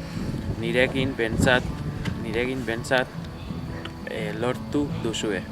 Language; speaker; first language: Basque; early bilingual, other home language; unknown